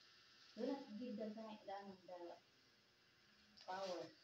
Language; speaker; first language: English; non-native, learner; Filipino